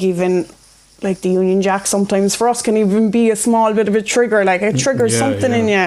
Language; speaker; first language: English; native; English